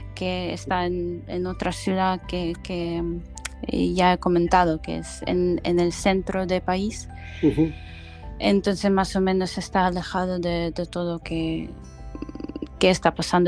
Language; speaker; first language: Spanish; non-native, fluent; Ukrainian